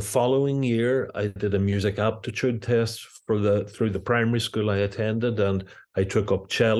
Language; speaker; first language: English; native; English